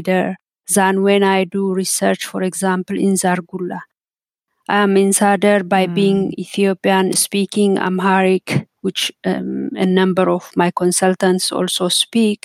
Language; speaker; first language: English; non-native, fluent; Amharic